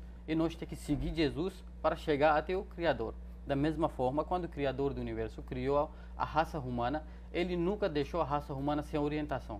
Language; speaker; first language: Portuguese; non-native, fluent; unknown